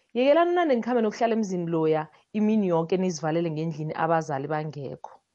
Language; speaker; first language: Zulu; non-native, local second language; South Ndebele